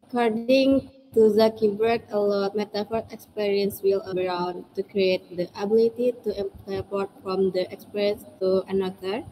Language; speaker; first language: English; non-native, learner; Indonesian